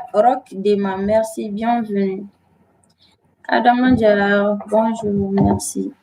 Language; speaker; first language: French; non-native, local second language; Bambara